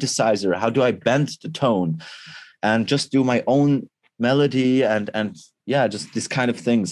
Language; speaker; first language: English; non-native, fluent; Swiss German